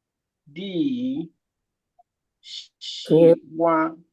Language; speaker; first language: Chinese; non-native, learner; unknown